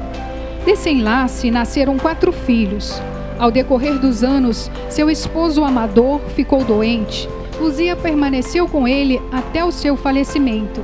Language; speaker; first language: Portuguese; native; Portuguese